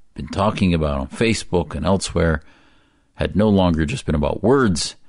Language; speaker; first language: English; early bilingual, other home language; Arabic